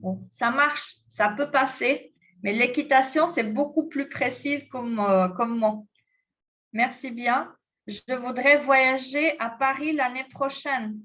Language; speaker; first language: French; non-native, fluent; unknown